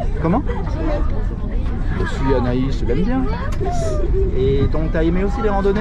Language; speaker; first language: French; native; French